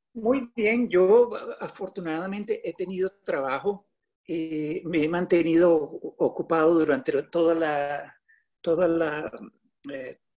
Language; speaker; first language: Spanish; native; Spanish